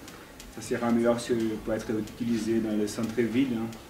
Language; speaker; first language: French; non-native, fluent; Portuguese